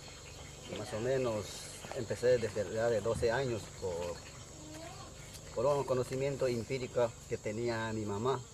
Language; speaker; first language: Spanish; non-native, local second language; Shipibo-Conibo